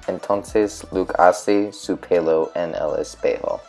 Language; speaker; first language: Spanish; non-native, learner; English